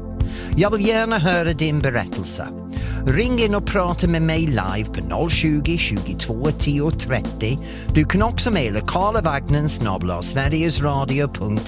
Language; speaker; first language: Swedish; non-native, fluent; English